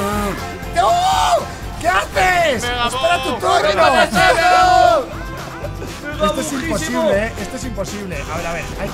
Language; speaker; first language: Spanish; native; Spanish